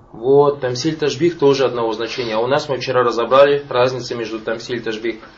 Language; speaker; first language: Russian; non-native, local second language; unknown